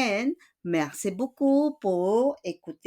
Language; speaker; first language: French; non-native, fluent; Filipino